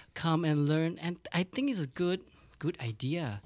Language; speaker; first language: English; non-native, learner; Thai